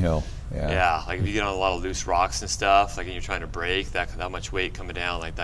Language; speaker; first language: English; native; English